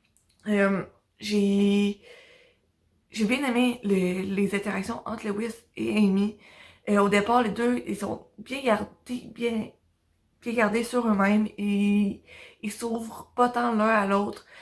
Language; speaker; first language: French; native; French